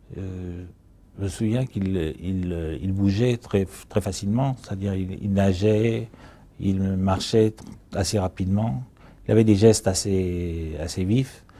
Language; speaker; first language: French; early bilingual, other home language; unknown